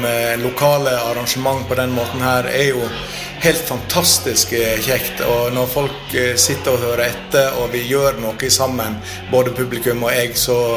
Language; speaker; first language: Norwegian; native; Norwegian